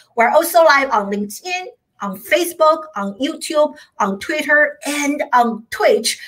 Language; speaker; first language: English; non-native, fluent; Chinese